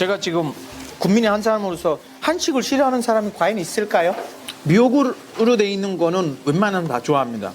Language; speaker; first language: Korean; non-native, fluent; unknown